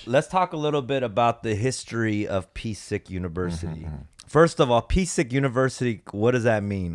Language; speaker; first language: English; early bilingual, other home language; Korean